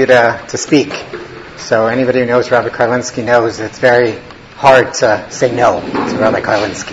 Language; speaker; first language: English; native; English